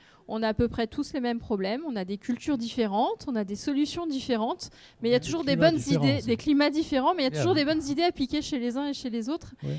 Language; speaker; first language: French; native; French